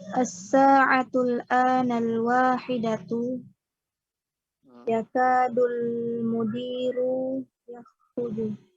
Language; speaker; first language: Arabic; non-native, learner; Indonesian